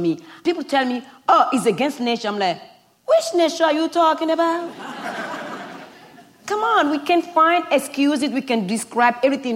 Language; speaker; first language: English; non-native, fluent; Fon